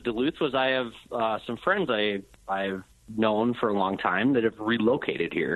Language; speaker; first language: English; native; English